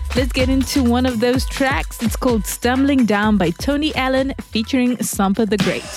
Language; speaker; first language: English; non-native, local second language; Shona